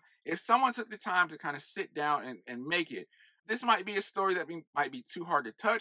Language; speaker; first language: English; native; English